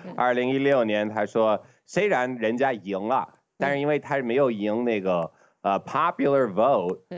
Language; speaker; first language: Chinese; non-native, fluent; English